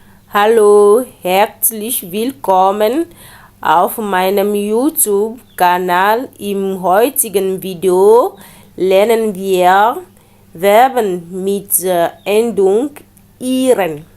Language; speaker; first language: German; non-native, learner; French